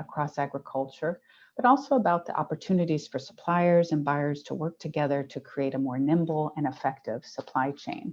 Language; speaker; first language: English; native; English